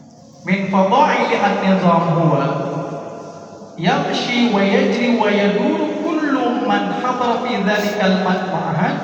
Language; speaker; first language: Arabic; non-native, fluent; Indonesian